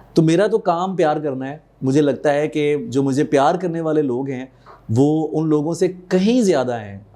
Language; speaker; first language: Urdu; non-native, local second language; Punjabi